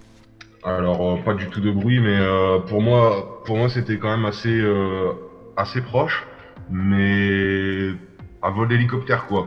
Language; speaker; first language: French; native; French